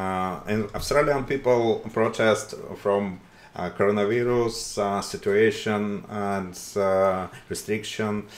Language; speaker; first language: English; non-native, learner; Russian